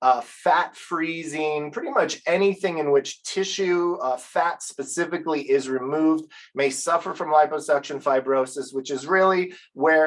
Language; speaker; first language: English; native; English